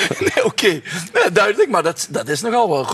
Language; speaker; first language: Dutch; native; Dutch